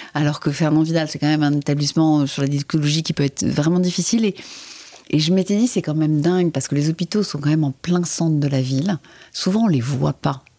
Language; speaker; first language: French; native; French